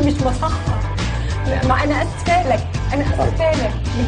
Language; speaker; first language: Arabic; native; Arabic